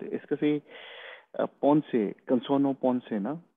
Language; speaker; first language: French; non-native, learner; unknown